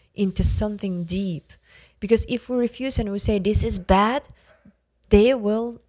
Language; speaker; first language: English; non-native, fluent; Yakut